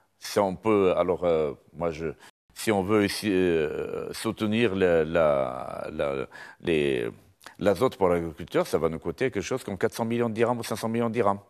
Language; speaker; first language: French; non-native, local second language; Arabic